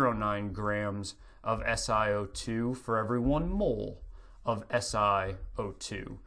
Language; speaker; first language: English; native; English